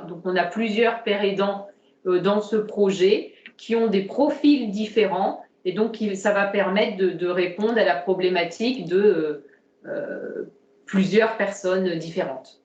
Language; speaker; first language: French; native; French